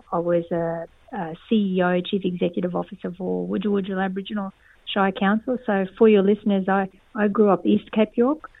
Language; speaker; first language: English; native; English